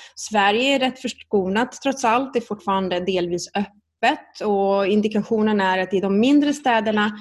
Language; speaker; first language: Swedish; early bilingual, other home language; Italian